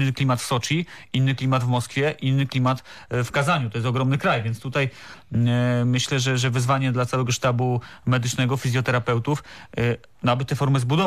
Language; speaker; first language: Polish; native; Polish